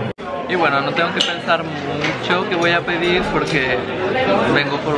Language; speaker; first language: Spanish; non-native, fluent; French